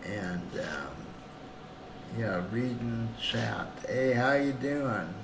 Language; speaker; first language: English; native; English